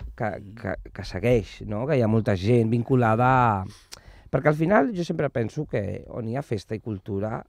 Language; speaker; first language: Catalan; non-native, local second language; Spanish